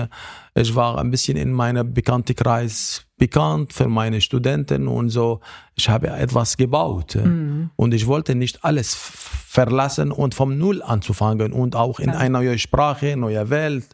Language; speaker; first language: German; non-native, fluent; Arabic